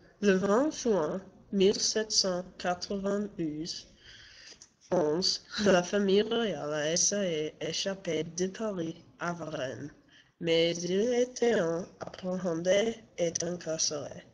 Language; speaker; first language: French; non-native, learner; English